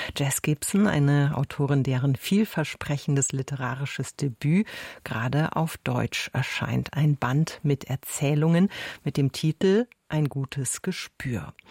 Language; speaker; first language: German; native; German